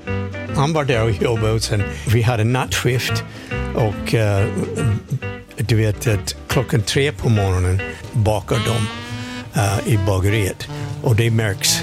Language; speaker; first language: Swedish; non-native, fluent; English